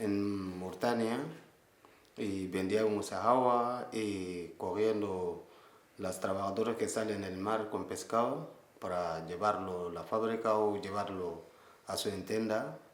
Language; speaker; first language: Spanish; non-native, learner; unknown